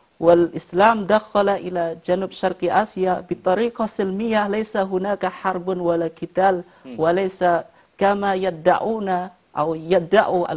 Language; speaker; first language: Arabic; non-native, fluent; Indonesian